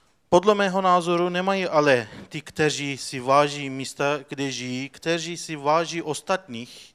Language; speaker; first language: Czech; non-native, fluent; Turkish